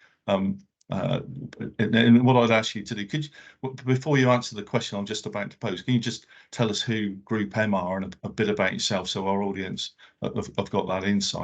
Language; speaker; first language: English; native; English